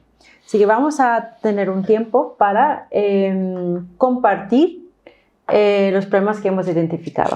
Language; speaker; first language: Spanish; non-native, fluent; English